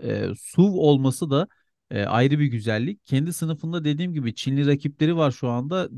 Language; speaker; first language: Turkish; native; Turkish